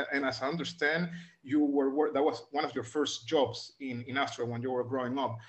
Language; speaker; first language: English; non-native, fluent; Spanish